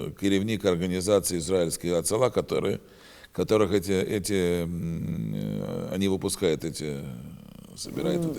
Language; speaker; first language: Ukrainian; non-native, learner; Russian